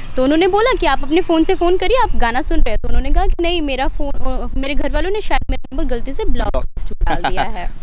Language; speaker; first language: Hindi; native; Hindi